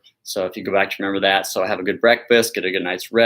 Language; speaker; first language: English; native; English